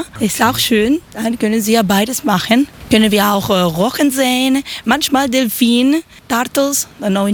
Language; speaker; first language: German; non-native, learner; Spanish